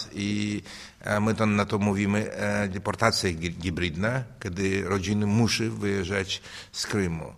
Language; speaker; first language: Polish; non-native, learner; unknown